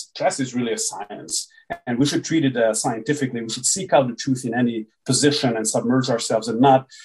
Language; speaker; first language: English; early bilingual, other home language; Hungarian